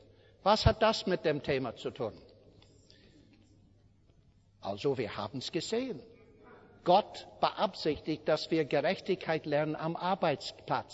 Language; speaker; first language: German; non-native, fluent; English